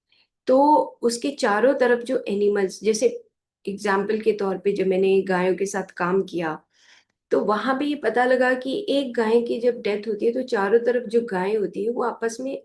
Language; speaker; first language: Hindi; native; Hindi